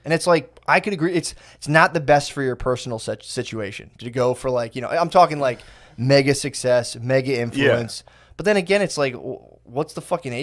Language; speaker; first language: English; native; English